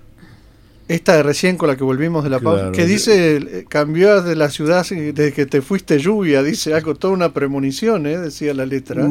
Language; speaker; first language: Spanish; native; Spanish